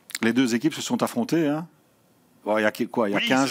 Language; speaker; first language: French; native; French